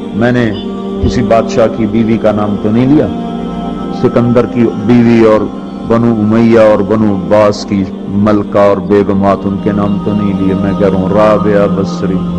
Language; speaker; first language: Urdu; non-native, local second language; Punjabi